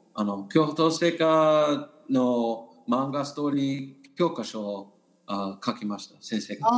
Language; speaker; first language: Japanese; non-native, learner; English